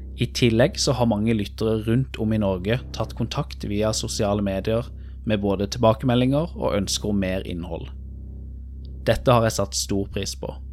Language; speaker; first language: Norwegian; native; Norwegian